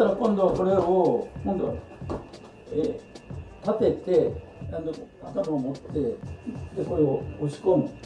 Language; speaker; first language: Japanese; native; Japanese